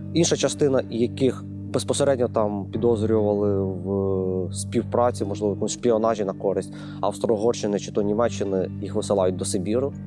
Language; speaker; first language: Ukrainian; native; Ukrainian